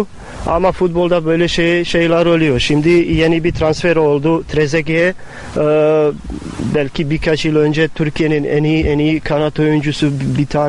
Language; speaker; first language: Turkish; non-native, fluent; Bosnian